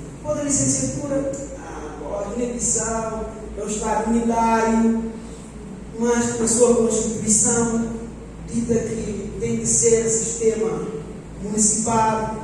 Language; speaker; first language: Portuguese; non-native, local second language; Upper Guinea Crioulo